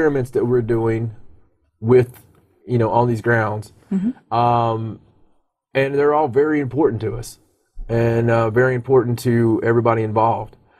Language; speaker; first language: English; native; English